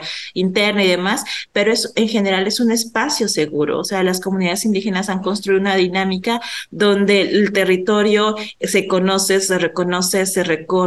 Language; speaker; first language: Spanish; native; Spanish